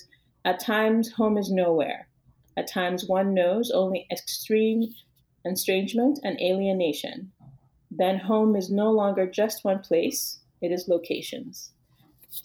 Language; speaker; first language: English; non-native, local second language; Yoruba